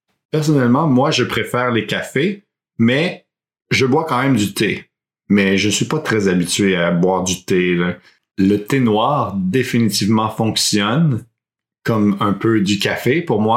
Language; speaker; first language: French; early bilingual, heritage; French